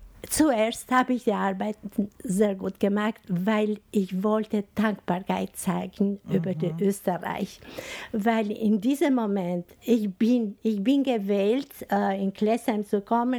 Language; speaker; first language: German; non-native, fluent; Albanian